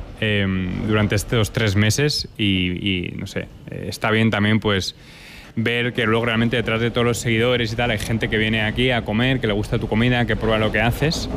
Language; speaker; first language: Spanish; native; Spanish